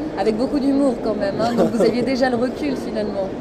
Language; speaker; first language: French; native; French